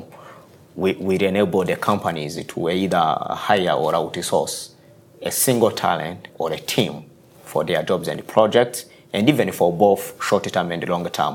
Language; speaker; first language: English; non-native, local second language; Kinyarwanda